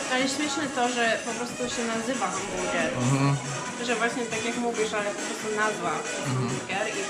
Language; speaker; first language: Polish; early bilingual, heritage; Polish